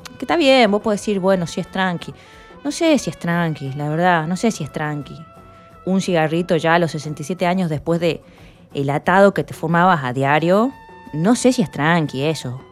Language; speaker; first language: Spanish; native; Spanish